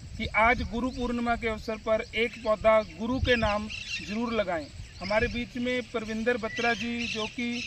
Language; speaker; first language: Hindi; non-native, local second language; Punjabi